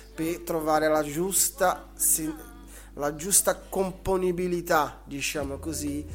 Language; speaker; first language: Italian; non-native, fluent; Portuguese